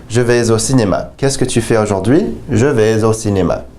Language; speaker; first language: French; non-native, fluent; English